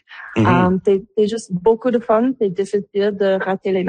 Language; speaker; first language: French; non-native, local second language; English